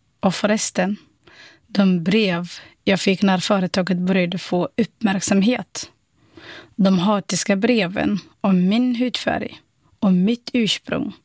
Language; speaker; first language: Swedish; non-native, fluent; Somali